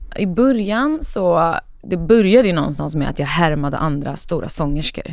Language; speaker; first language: Swedish; native; Swedish